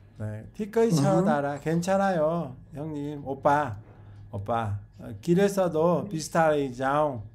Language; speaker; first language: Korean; native; Korean